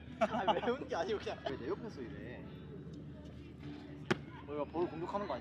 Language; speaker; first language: Korean; native; Korean